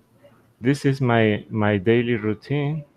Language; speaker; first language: English; non-native, learner; Spanish